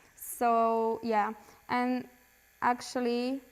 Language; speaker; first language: English; non-native, fluent; Slovak